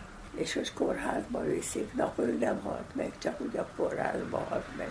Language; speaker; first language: Hungarian; native; Hungarian